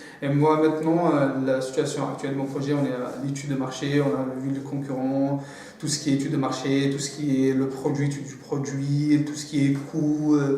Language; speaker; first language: French; non-native, local second language; Arabic